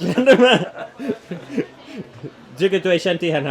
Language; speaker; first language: Chinese; non-native, learner; English